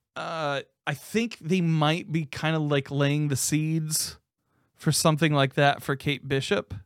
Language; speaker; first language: English; native; English